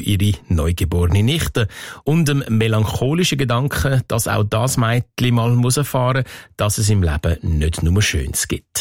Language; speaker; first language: German; native; German